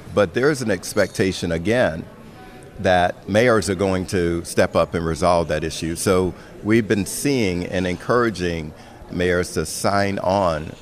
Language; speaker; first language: English; native; English